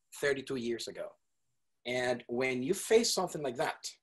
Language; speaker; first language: English; non-native, fluent; Spanish